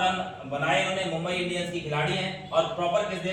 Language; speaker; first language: Hindi; native; Hindi